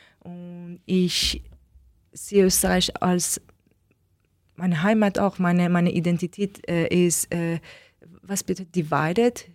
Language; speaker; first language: German; non-native, learner; Persian